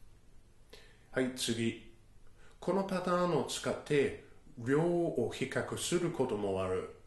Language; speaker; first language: Japanese; non-native, fluent; English